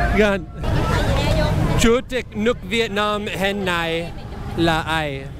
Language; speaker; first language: Vietnamese; non-native, learner; English